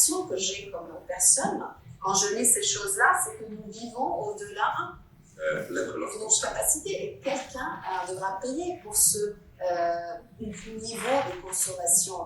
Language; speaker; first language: French; non-native, fluent; Italian